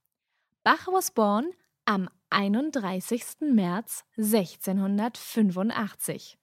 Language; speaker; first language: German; native; German